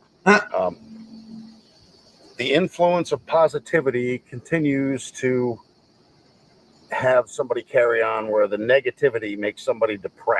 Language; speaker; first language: English; native; English